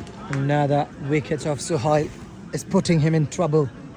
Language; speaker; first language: English; non-native, local second language; Malayalam